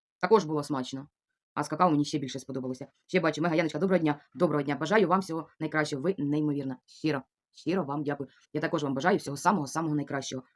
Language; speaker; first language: Ukrainian; non-native, local second language; Russian